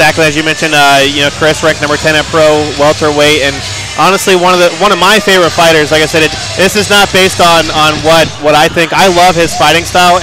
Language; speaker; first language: English; native; English